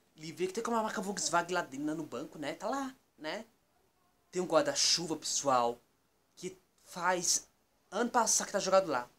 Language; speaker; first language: Portuguese; native; Portuguese